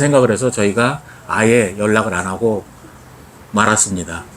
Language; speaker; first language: Korean; native; Korean